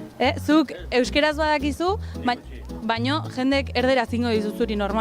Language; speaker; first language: Basque; native; Basque